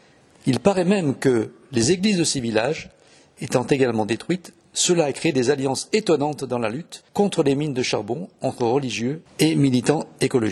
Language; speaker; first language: French; native; French